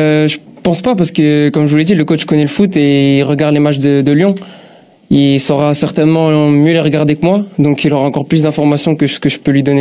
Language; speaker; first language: French; native; French